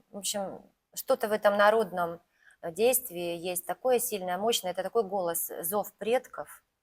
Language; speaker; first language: Russian; native; Russian